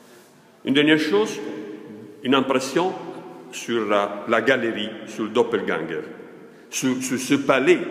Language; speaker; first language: French; non-native, fluent; Italian